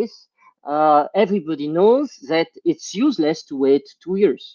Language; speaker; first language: English; non-native, fluent; French